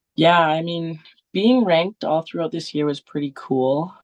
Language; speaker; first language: English; native; English